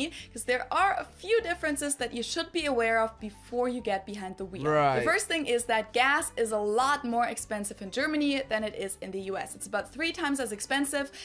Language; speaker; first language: English; non-native, fluent; German